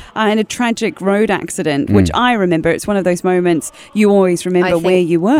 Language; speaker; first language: English; native; English